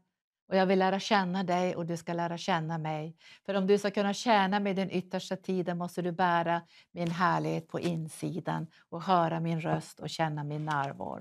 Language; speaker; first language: Swedish; native; Swedish